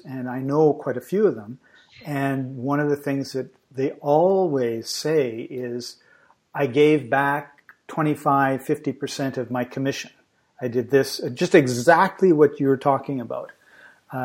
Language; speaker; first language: English; native; English